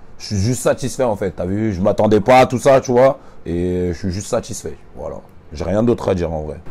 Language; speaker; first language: French; native; French